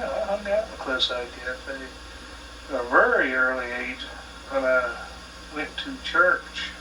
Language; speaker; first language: English; native; English